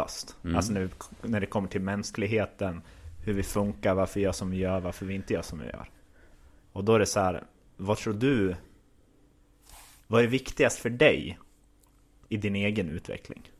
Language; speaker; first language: Swedish; native; Swedish